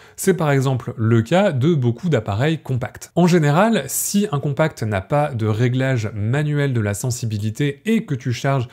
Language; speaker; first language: French; native; French